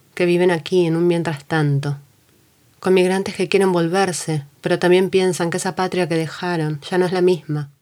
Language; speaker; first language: Spanish; native; Spanish